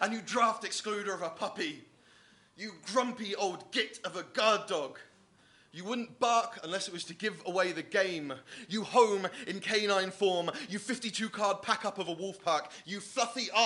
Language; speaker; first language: English; native; English